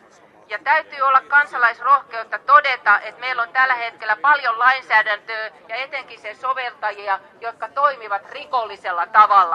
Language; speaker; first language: Finnish; native; Finnish